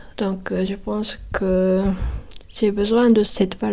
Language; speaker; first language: French; non-native, fluent; Japanese